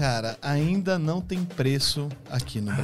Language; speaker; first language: Portuguese; native; Portuguese